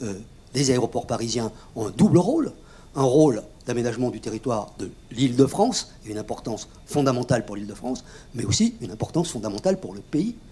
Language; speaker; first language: French; native; French